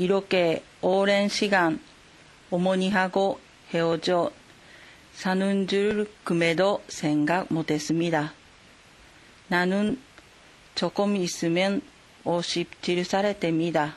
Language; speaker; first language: Korean; non-native, fluent; Japanese